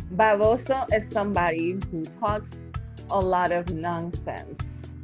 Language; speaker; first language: English; non-native, fluent; Spanish